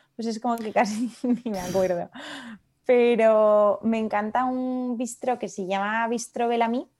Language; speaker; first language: Spanish; native; Spanish